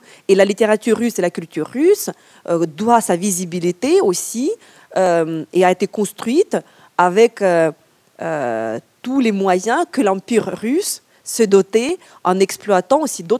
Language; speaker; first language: French; non-native, fluent; Ukrainian